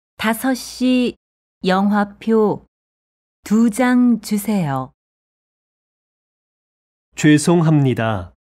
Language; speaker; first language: Korean; non-native, fluent; Arabic